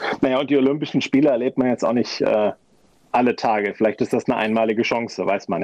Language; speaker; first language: German; native; German